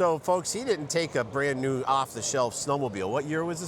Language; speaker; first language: English; native; English